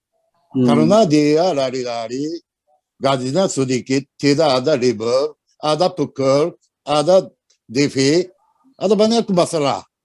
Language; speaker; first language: Indonesian; non-native, learner; Japanese